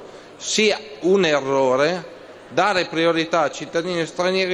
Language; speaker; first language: Italian; native; Italian